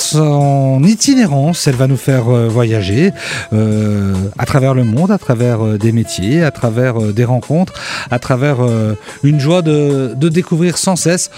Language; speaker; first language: French; native; French